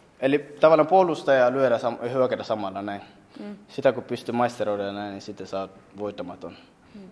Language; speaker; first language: Finnish; non-native, fluent; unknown